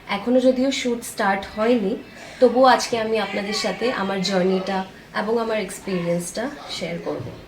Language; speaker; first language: Bangla; native; Bangla